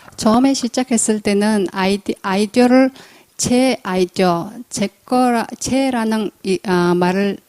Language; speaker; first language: Korean; non-native, fluent; Mongolian